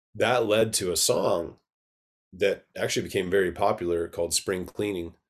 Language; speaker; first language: English; native; English